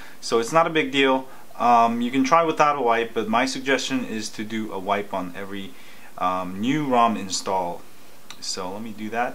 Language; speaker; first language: English; native; English